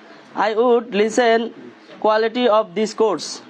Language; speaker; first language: English; non-native, learner; Bangla